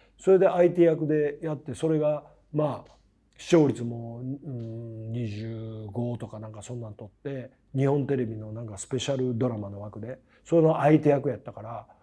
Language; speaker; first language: Japanese; native; Japanese